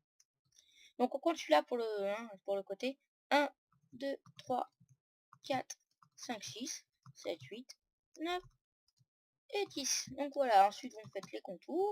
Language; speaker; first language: French; native; French